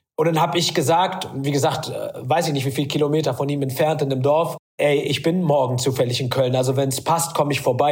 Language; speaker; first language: German; early bilingual, other home language; Arabic